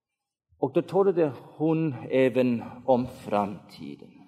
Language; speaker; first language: Swedish; non-native, fluent; German